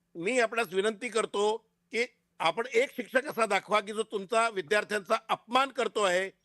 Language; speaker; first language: Marathi; non-native, local second language; Hindi